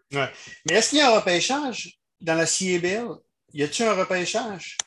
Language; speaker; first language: French; native; French